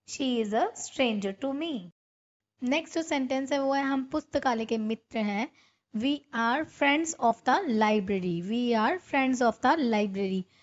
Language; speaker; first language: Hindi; non-native, local second language; Punjabi